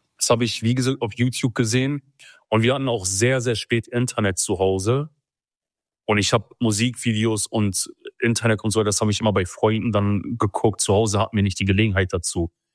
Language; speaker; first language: German; early bilingual, other home language; Kurdish